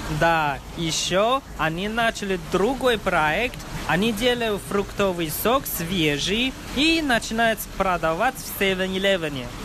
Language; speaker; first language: Russian; non-native, learner; Chinese